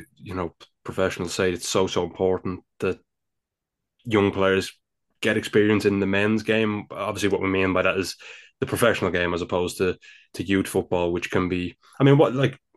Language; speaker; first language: English; native; English